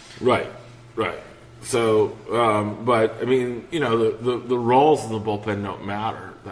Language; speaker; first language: English; native; English